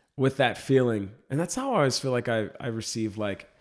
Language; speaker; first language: English; native; English